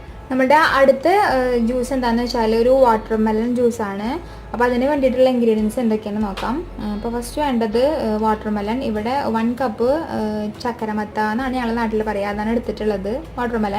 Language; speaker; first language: Malayalam; native; Malayalam